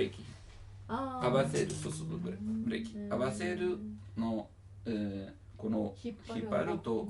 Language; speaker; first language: Japanese; non-native, learner; Italian